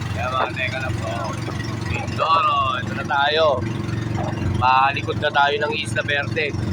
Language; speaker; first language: Filipino; native; Filipino